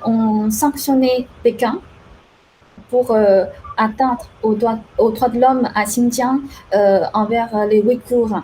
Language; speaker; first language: French; non-native, fluent; Chinese